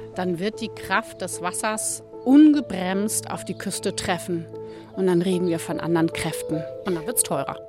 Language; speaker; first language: German; native; German